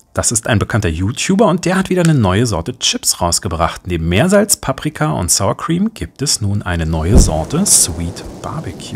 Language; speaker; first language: German; native; German